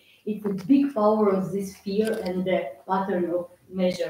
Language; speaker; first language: English; non-native, learner; Russian